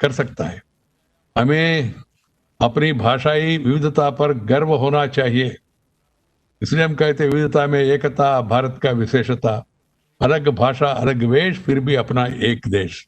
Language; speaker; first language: Hindi; non-native, local second language; Telugu